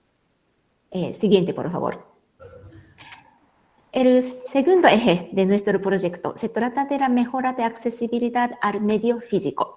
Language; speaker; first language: Spanish; non-native, fluent; Japanese